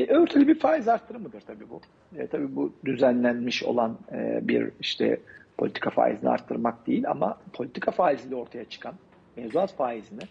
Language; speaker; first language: Turkish; native; Turkish